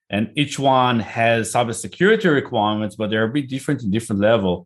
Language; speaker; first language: English; non-native, fluent; Hebrew